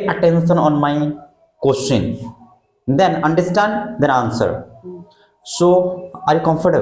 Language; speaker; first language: English; non-native, fluent; Hindi